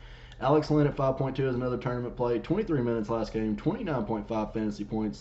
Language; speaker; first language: English; native; English